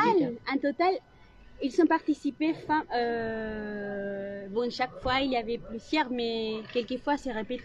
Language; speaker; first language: French; non-native, local second language; Spanish